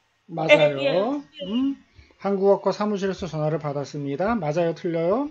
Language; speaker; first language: Korean; native; Korean